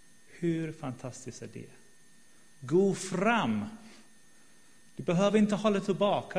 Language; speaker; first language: Swedish; non-native, fluent; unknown